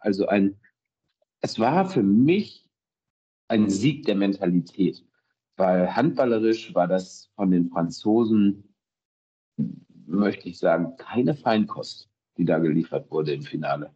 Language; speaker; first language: German; native; German